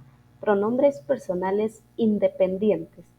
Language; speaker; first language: Spanish; non-native, local second language; Kʼicheʼ